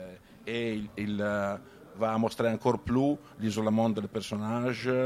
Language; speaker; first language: French; non-native, learner; Italian